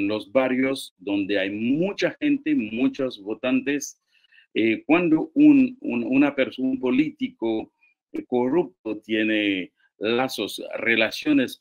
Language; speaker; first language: Spanish; non-native, fluent; Haitian Creole